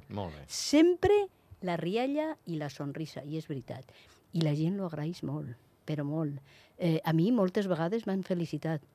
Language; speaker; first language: Catalan; non-native, local second language; Spanish